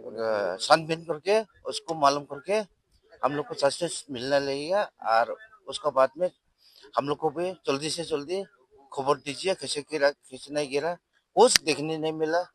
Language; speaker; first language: Hindi; non-native, local second language; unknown